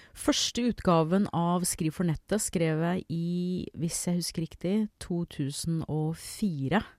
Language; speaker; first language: Norwegian; early bilingual, other home language; English